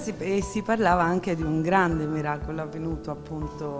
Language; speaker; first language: Italian; native; Italian